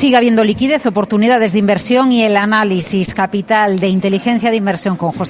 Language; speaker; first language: Spanish; native; Spanish